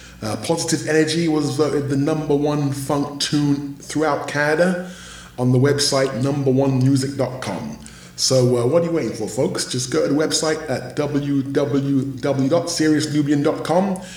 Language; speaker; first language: English; native; English